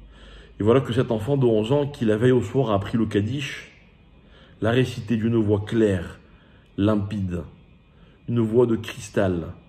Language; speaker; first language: French; native; French